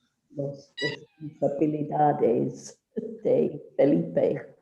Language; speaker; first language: Spanish; non-native, learner; English